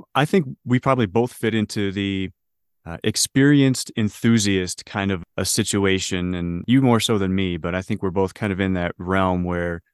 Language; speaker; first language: English; native; English